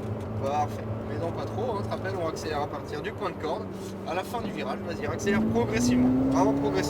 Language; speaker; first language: French; native; French